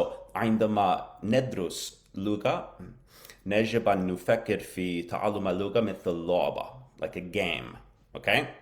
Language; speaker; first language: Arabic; non-native, learner; English